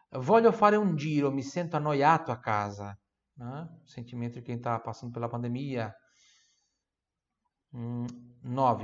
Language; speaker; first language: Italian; non-native, fluent; Portuguese